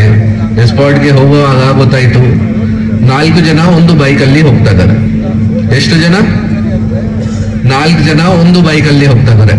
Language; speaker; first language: Kannada; non-native, local second language; Hindi